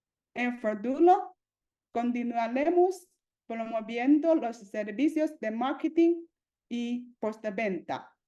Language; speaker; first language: Spanish; non-native, fluent; Chinese